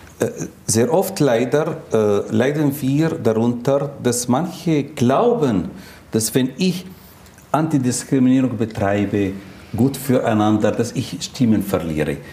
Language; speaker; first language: German; non-native, fluent; Arabic